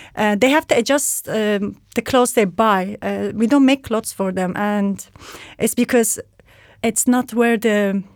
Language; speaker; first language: English; non-native, fluent; Turkish